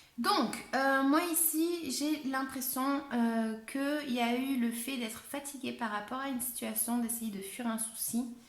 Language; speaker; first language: French; non-native, fluent; Spanish